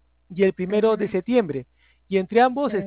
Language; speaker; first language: Spanish; native; Spanish